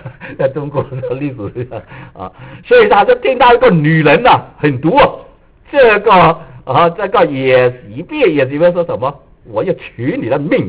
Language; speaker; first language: Chinese; native; Chinese